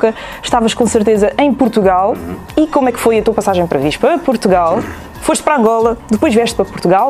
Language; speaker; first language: Portuguese; native; Portuguese